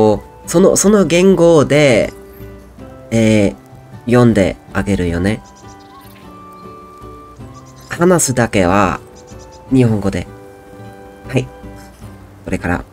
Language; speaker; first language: Japanese; non-native, learner; German